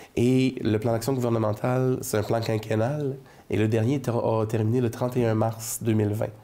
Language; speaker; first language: French; native; French